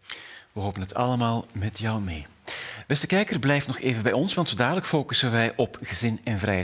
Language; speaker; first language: Dutch; native; Dutch